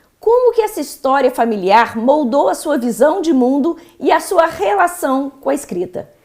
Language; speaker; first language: Portuguese; native; Portuguese